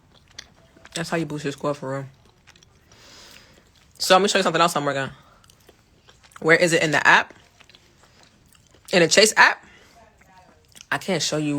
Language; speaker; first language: English; native; English